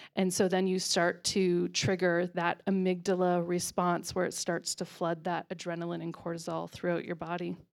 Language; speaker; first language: English; native; English